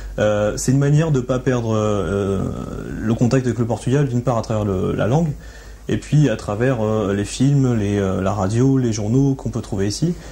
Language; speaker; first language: French; early bilingual, other home language; Portuguese